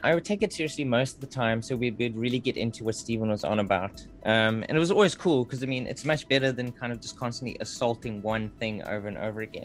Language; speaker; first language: English; native; English